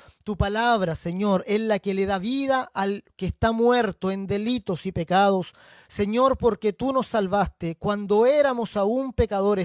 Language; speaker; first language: Spanish; native; Spanish